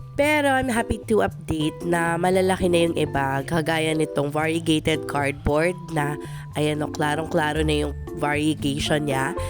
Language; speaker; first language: Filipino; non-native, local second language; Cebuano